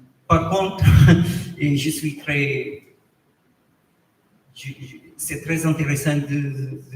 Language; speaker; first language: French; non-native, fluent; Portuguese